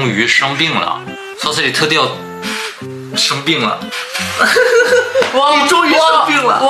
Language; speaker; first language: Chinese; native; Chinese